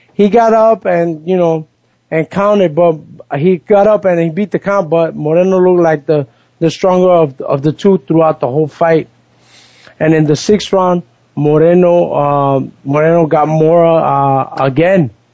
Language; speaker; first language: English; early bilingual, other home language; Spanish